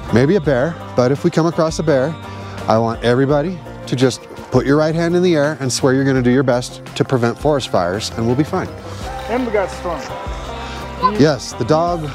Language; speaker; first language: English; native; English